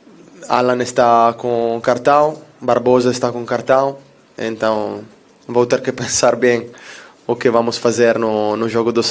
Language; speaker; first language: Portuguese; non-native, fluent; Italian